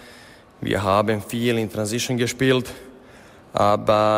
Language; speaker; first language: German; non-native, fluent; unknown